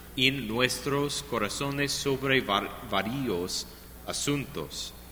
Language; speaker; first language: Spanish; non-native, learner; English